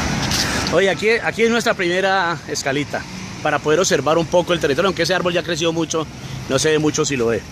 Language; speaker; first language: Spanish; native; Spanish